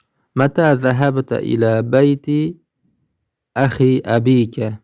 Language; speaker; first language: Arabic; non-native, fluent; Uzbek